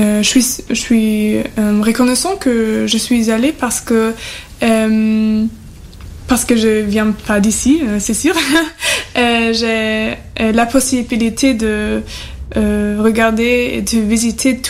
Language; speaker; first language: French; non-native, fluent; German